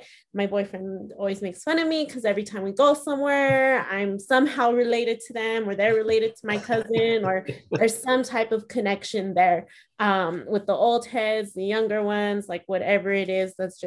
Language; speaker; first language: English; early bilingual, other home language; Spanish